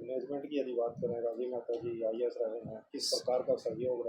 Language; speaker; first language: Hindi; native; Hindi